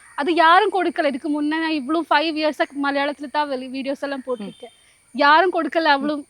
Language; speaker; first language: Tamil; non-native, learner; Malayalam